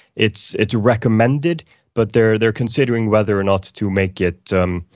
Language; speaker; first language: English; non-native, fluent; Icelandic